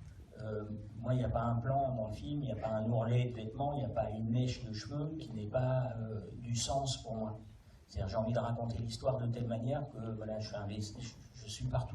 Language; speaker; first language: French; native; French